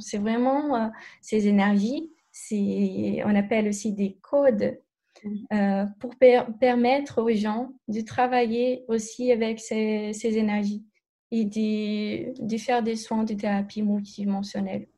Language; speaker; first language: French; non-native, fluent; Portuguese